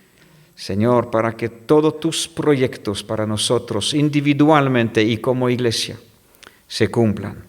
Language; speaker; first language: Spanish; non-native, fluent; French